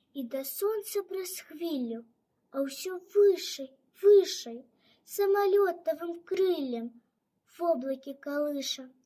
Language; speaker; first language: Belarusian; native; Belarusian